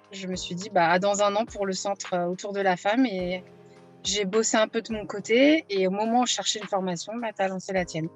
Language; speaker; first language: French; native; French